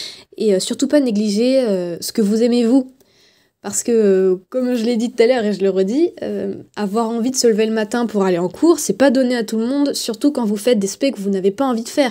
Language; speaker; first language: French; native; French